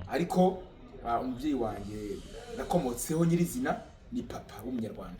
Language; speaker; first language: Kinyarwanda; early bilingual, heritage; Kinyarwanda